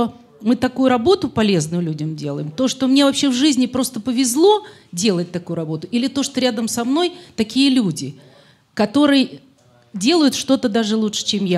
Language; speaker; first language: Russian; native; Russian